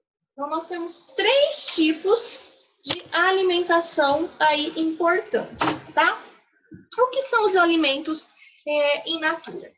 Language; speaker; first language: Portuguese; native; Portuguese